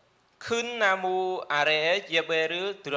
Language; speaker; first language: Korean; non-native, learner; Khmer